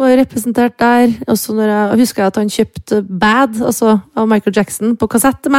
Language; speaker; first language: Norwegian; native; Norwegian